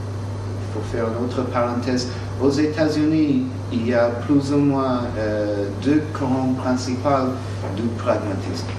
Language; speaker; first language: French; non-native, fluent; English